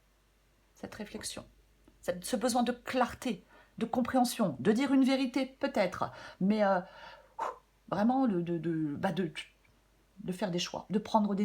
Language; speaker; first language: French; native; French